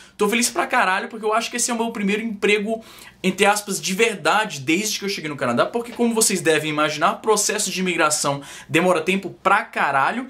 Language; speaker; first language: Portuguese; native; Portuguese